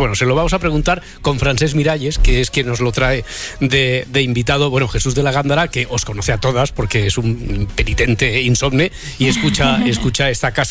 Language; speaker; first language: Spanish; native; Spanish